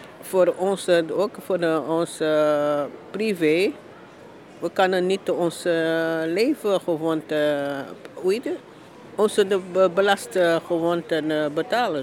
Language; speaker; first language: Dutch; non-native, learner; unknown